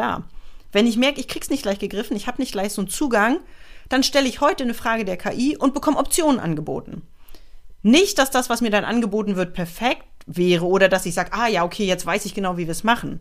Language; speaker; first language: German; native; German